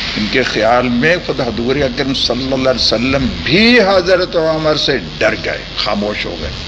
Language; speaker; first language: Urdu; native; Urdu